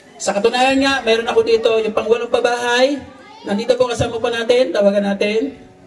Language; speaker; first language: Filipino; native; Filipino